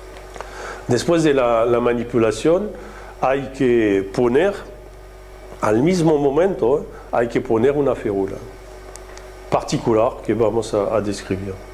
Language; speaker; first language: Spanish; non-native, fluent; French